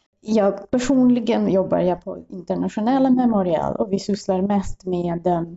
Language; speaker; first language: Swedish; non-native, fluent; Russian